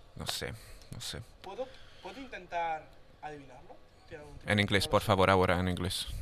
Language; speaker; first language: Spanish; non-native, learner; Hungarian